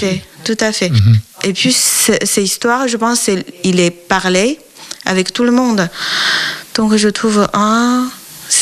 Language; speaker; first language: French; non-native, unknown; Chinese